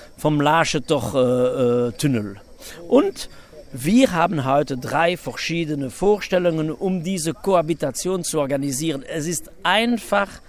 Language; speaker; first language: German; non-native, local second language; French